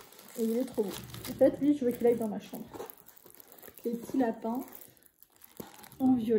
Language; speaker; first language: French; native; French